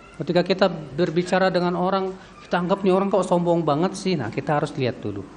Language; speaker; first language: Indonesian; native; Indonesian